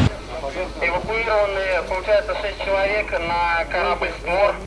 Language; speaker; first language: Russian; native; Russian